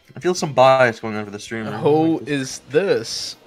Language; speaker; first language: English; native; English